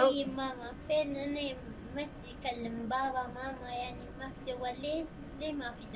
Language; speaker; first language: Arabic; non-native, learner; Amharic